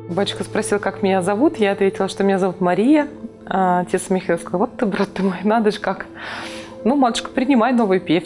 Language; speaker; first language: Russian; native; Russian